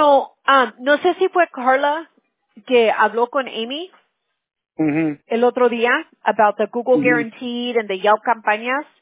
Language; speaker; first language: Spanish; early bilingual, other home language; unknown